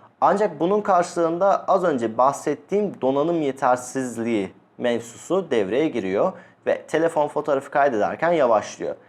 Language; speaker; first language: Turkish; native; Turkish